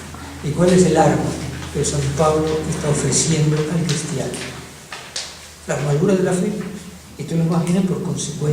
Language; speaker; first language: Spanish; native; Spanish